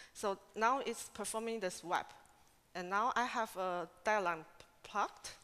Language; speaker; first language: English; non-native, fluent; Chinese